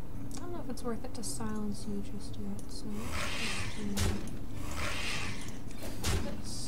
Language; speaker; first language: English; native; English